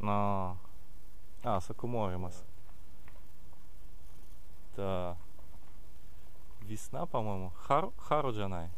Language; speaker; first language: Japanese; non-native, learner; Russian